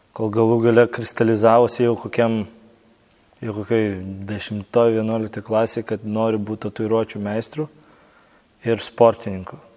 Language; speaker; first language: Lithuanian; native; Lithuanian